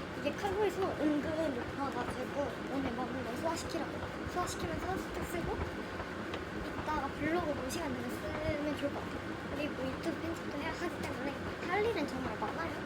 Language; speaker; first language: Korean; native; Korean